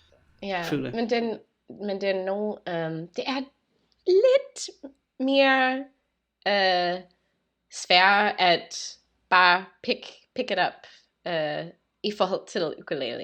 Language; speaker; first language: Danish; non-native, fluent; English